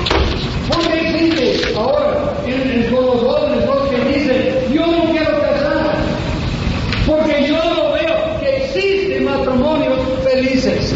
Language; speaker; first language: Spanish; non-native, fluent; English